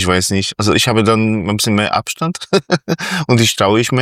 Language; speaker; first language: German; non-native, fluent; Polish